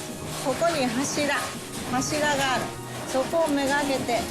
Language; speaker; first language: Japanese; native; Japanese